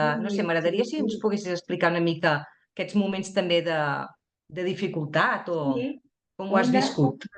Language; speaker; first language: Catalan; native; Catalan